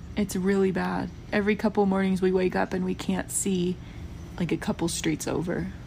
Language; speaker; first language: English; native; English